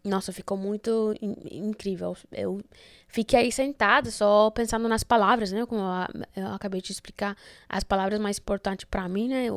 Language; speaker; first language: Portuguese; early bilingual, heritage; Portuguese